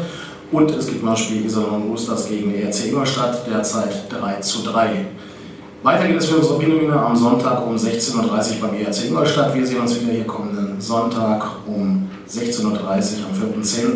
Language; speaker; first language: German; native; German